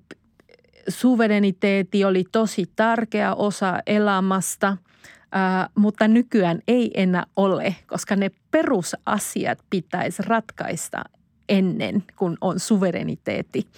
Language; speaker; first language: Finnish; non-native, fluent; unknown